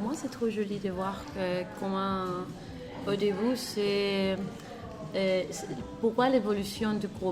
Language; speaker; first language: French; non-native, learner; Spanish